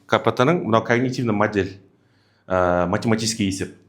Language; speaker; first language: Russian; non-native, local second language; Kazakh